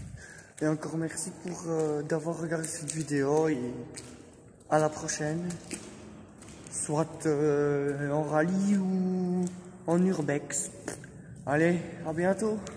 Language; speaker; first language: French; native; French